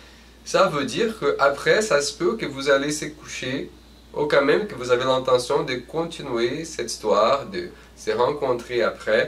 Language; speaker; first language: French; non-native, fluent; Portuguese